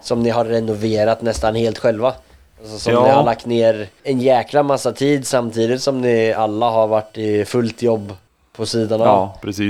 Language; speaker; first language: Swedish; native; Swedish